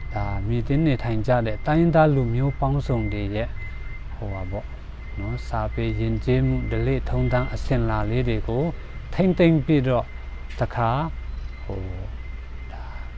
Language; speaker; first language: Burmese; non-native, local second language; Pa'o Karen